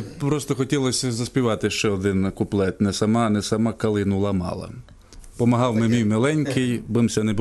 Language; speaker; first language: Ukrainian; native; Ukrainian